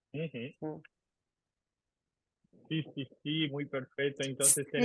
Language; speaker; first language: Spanish; non-native, learner; Portuguese